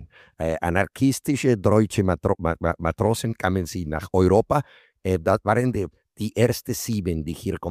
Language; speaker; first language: German; non-native, fluent; Spanish